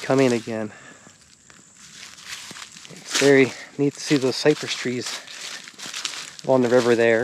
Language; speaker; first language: English; native; English